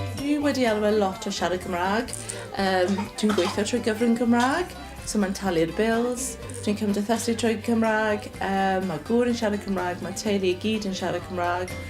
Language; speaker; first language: Welsh; non-native, local second language; English